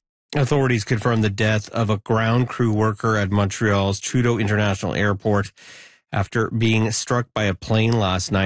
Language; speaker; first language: English; native; English